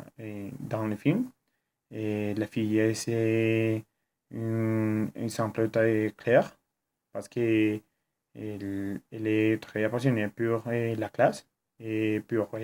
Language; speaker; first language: French; non-native, learner; Spanish